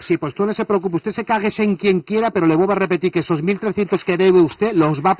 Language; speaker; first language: Spanish; native; Spanish